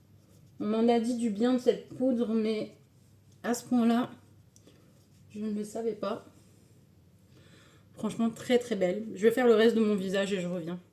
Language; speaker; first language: French; native; French